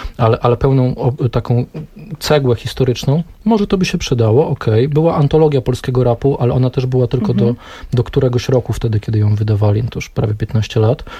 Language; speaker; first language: Polish; native; Polish